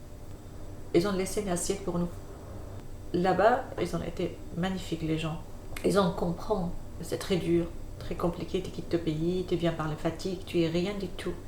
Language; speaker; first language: French; non-native, learner; Arabic